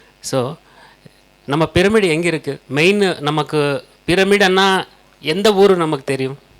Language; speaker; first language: Tamil; native; Tamil